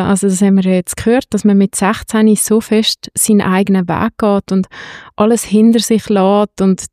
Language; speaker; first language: German; native; German